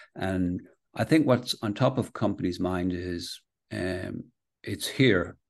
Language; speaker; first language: English; native; English